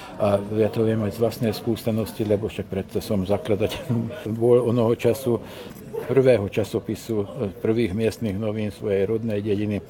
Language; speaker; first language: Slovak; early bilingual, heritage; Slovak